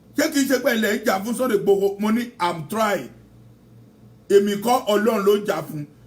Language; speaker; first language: Yoruba; non-native, local second language; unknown